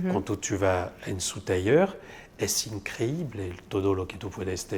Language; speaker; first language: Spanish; non-native, fluent; French